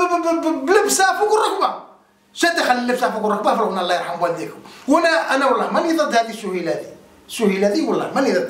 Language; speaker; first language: Arabic; native; Arabic